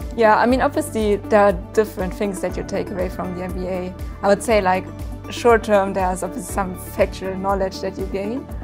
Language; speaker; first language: English; non-native, fluent; German